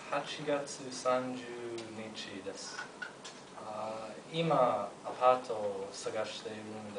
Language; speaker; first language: Japanese; non-native, learner; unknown